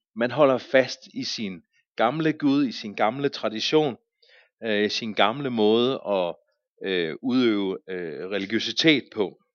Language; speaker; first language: Danish; native; Danish